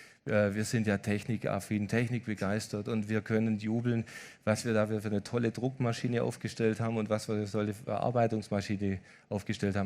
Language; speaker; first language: German; native; German